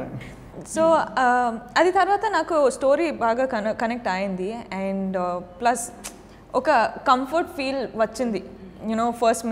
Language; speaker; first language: Telugu; non-native, learner; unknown